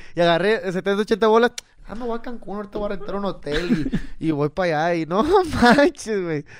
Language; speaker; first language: Spanish; native; Spanish